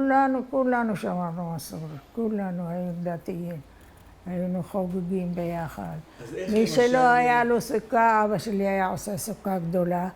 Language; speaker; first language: Hebrew; non-native, fluent; Arabic